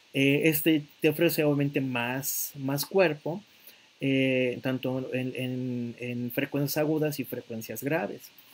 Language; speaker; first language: Spanish; native; Spanish